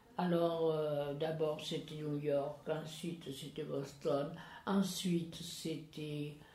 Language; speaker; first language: French; native; French